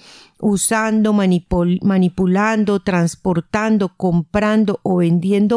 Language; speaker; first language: Spanish; native; Spanish